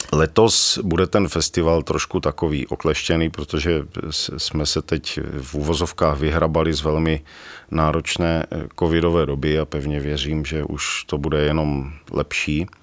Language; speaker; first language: Czech; native; Czech